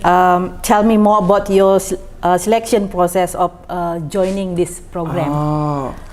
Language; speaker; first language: English; non-native, fluent; Indonesian